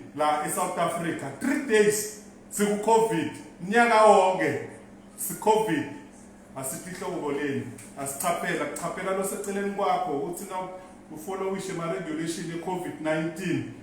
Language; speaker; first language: Zulu; non-native, local second language; Swati